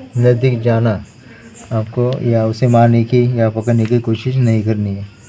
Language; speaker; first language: Hindi; non-native, local second language; Marathi